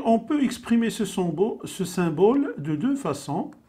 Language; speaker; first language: French; non-native, local second language; Arabic